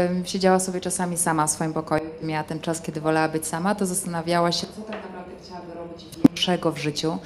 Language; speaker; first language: Polish; native; Polish